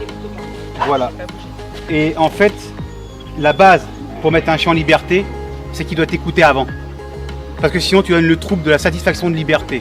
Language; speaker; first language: French; native; French